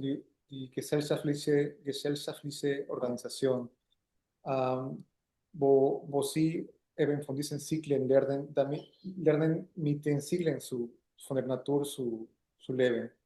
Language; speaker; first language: German; non-native, fluent; Spanish